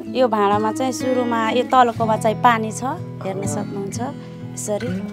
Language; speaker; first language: Nepali; non-native, local second language; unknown